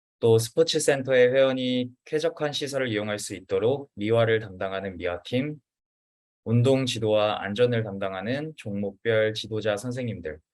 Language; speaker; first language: Korean; native; Korean